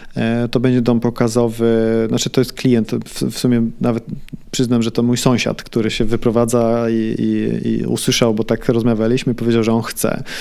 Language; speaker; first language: Polish; early bilingual, heritage; Polish